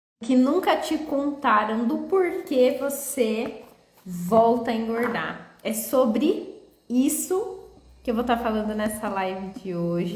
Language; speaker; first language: Portuguese; native; Portuguese